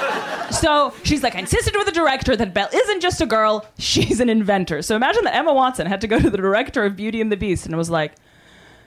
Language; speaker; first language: English; non-native, fluent; Russian